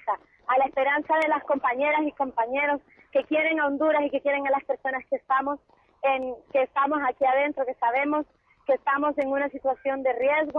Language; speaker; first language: Spanish; native; Spanish